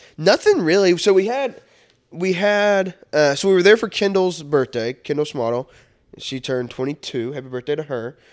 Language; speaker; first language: English; native; English